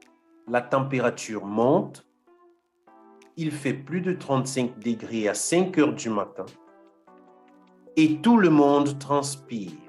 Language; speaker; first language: French; non-native, fluent; Portuguese